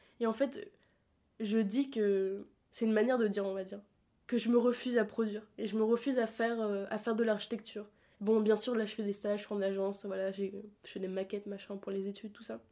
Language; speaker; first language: French; native; French